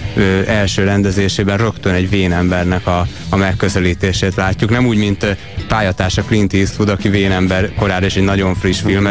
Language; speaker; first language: Hungarian; native; Hungarian